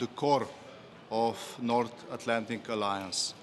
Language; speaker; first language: English; non-native, fluent; Slovenian